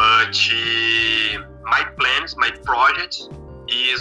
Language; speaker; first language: English; non-native, learner; Portuguese